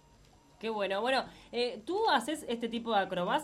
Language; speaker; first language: Spanish; native; Spanish